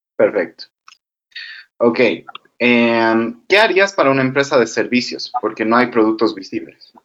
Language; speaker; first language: Spanish; native; Spanish